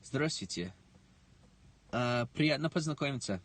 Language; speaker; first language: Russian; non-native, learner; English